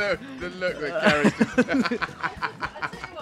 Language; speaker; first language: English; native; English